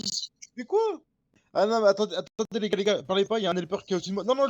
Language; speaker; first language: French; native; French